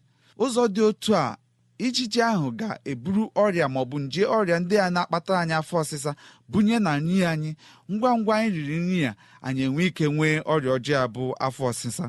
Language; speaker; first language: Igbo; native; Igbo